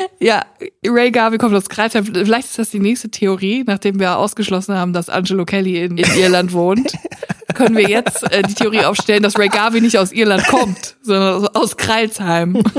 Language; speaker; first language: German; native; German